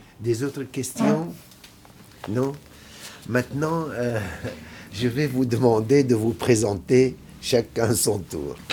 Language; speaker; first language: French; non-native, fluent; Arabic